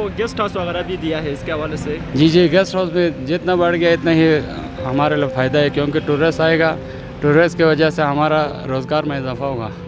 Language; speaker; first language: Urdu; non-native, local second language; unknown